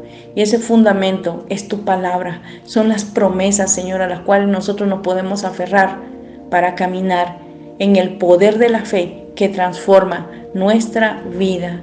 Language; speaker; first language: Spanish; native; Spanish